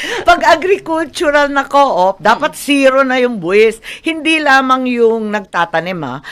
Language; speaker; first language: Filipino; native; Filipino